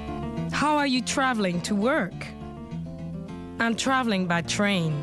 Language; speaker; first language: English; non-native, fluent; French